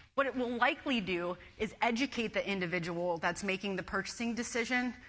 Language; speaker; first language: English; native; English